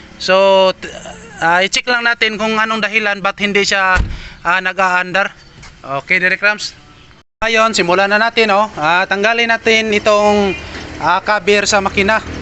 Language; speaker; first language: Filipino; native; Filipino